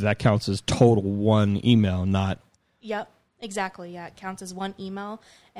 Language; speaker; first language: English; native; English